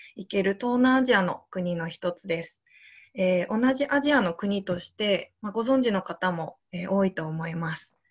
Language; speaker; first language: Japanese; native; Japanese